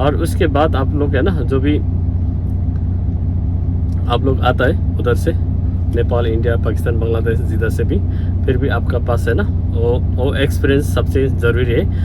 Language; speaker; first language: Hindi; non-native, learner; Nepali